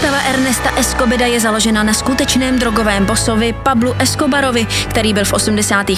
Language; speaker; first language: Czech; native; Czech